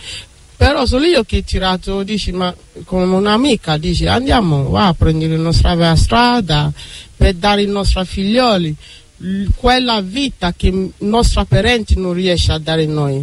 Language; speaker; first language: Italian; non-native, learner; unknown